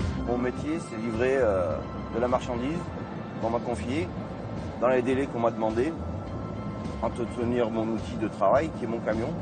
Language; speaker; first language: French; native; French